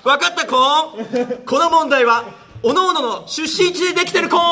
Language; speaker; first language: Japanese; native; Japanese